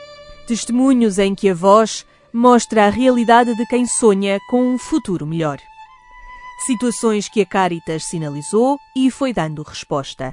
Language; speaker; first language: Portuguese; native; Portuguese